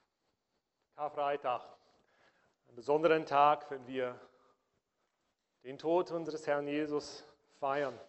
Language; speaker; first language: German; non-native, fluent; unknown